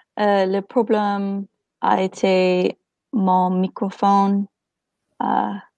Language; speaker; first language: French; non-native, learner; English